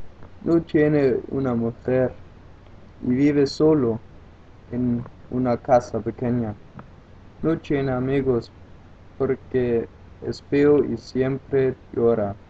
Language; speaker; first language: Spanish; non-native, learner; Danish